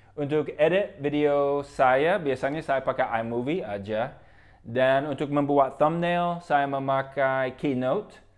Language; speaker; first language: Indonesian; non-native, fluent; English